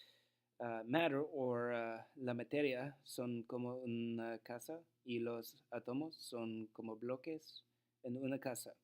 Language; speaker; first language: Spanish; non-native, learner; English